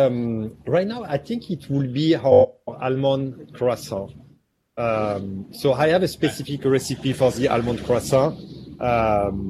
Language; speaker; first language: English; non-native, fluent; French